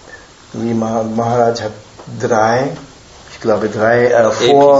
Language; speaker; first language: German; non-native, fluent; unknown